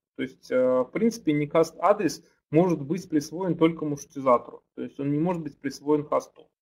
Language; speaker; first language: Russian; native; Russian